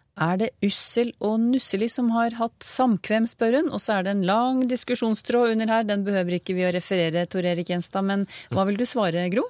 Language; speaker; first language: Norwegian; native; Norwegian